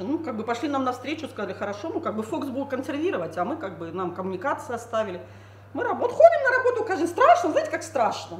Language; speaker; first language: Russian; native; Russian